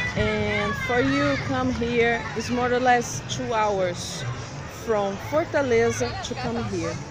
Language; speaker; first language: English; non-native, learner; Portuguese